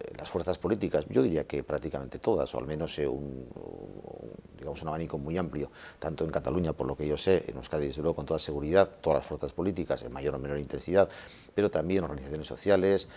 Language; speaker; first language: Spanish; non-native, local second language; Basque